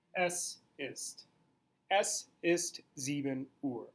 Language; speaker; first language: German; non-native, fluent; English